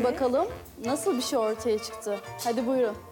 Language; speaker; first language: Turkish; native; Turkish